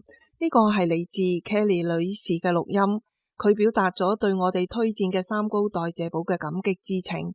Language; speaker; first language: Chinese; non-native, local second language; Cantonese